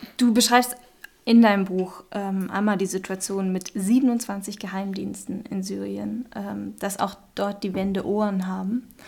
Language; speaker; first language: German; native; German